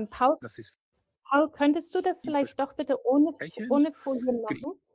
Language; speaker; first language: German; native; German